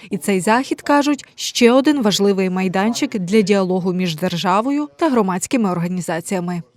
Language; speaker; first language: Ukrainian; native; Ukrainian